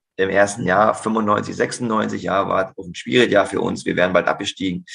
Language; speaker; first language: German; native; German